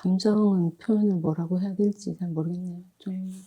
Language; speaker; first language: Korean; native; Korean